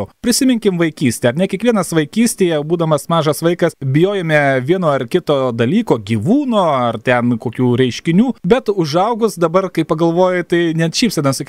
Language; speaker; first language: Lithuanian; native; Lithuanian